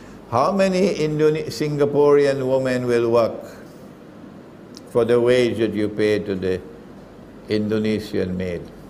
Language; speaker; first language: English; native; English